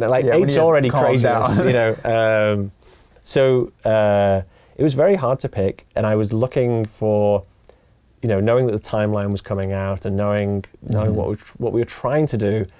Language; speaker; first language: English; native; English